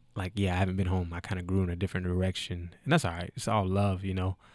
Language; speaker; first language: English; native; English